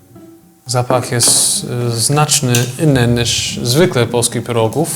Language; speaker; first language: Polish; non-native, learner; English